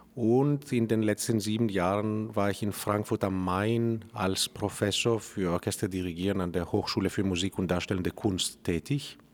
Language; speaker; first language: German; non-native, fluent; Greek